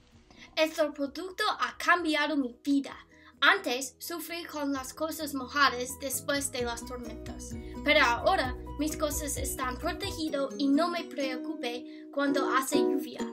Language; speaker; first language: Spanish; non-native, learner; English